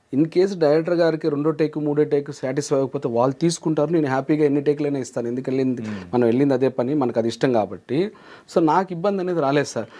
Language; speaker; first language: Telugu; native; Telugu